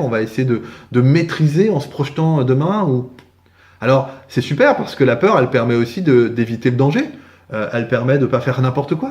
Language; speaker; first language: French; native; French